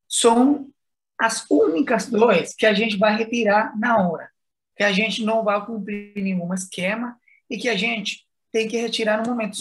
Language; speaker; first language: Portuguese; non-native, fluent; Spanish